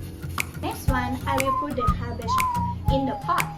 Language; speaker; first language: English; non-native, learner; Thai